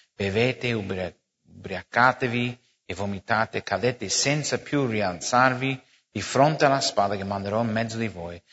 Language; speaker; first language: Italian; non-native, fluent; English